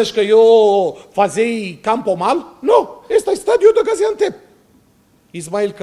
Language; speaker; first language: Portuguese; non-native, learner; Romanian